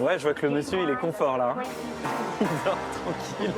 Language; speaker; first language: French; native; French